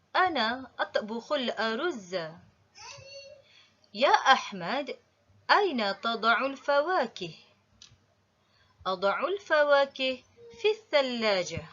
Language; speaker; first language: Arabic; non-native, learner; Malay